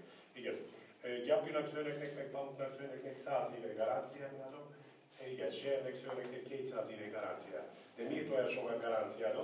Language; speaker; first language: Hungarian; non-native, learner; Turkish